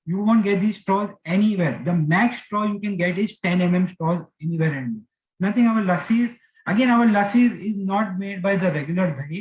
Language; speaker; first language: English; non-native, local second language; Hindi